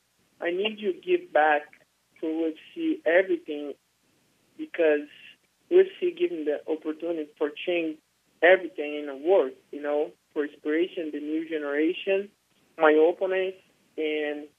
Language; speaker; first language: English; non-native, learner; Portuguese